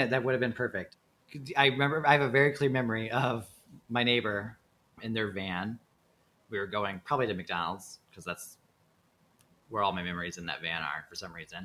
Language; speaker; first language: English; native; English